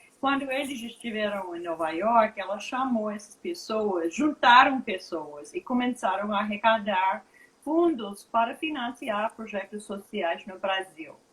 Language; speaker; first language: Portuguese; non-native, fluent; English